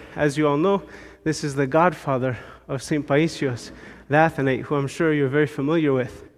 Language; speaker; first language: English; native; English